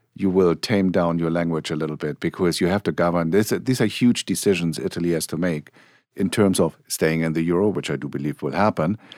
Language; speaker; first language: English; non-native, fluent; German